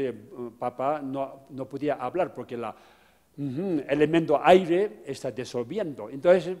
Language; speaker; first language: Spanish; non-native, fluent; Tibetan